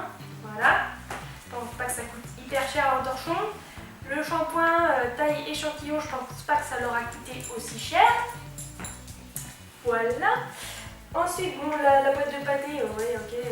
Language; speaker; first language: French; native; French